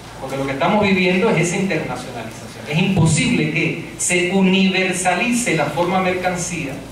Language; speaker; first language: Spanish; native; Spanish